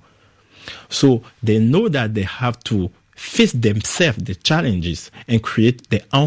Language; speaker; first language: English; non-native, fluent; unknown